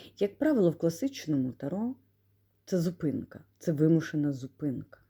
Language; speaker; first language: Ukrainian; non-native, local second language; Russian